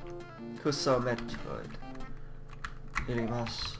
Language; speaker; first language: Japanese; non-native, learner; English